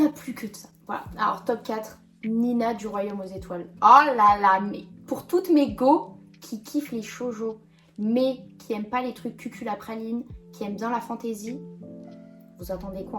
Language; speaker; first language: French; native; French